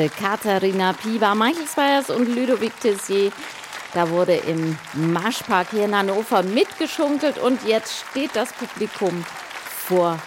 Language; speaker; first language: German; native; German